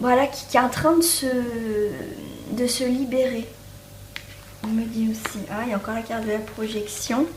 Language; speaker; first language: French; native; French